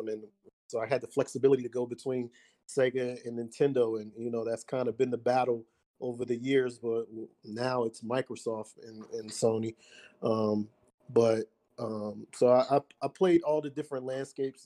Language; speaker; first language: English; native; English